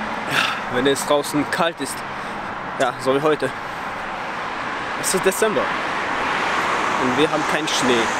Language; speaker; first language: German; early bilingual, other home language; Chechen